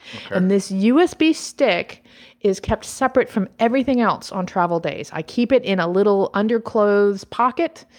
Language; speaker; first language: English; native; English